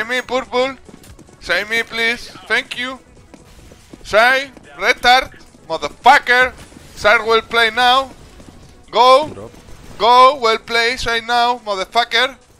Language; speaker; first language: English; non-native, learner; Spanish